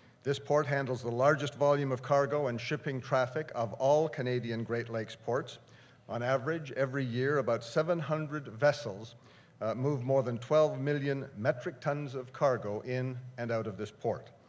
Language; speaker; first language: English; native; English